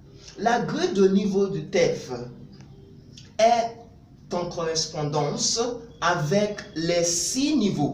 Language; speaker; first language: French; non-native, fluent; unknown